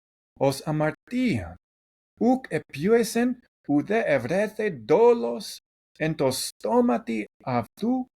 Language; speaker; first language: Greek; non-native, fluent; English